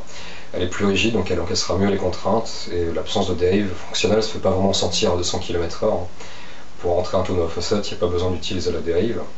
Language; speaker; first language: French; native; French